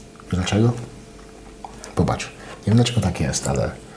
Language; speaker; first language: Polish; non-native, fluent; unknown